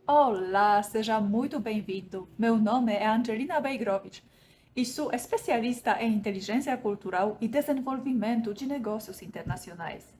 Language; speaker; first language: Portuguese; non-native, fluent; Polish